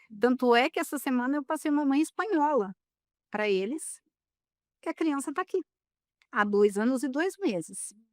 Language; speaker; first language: Portuguese; native; Portuguese